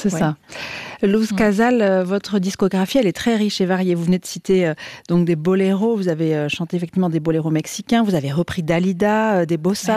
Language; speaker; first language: French; native; French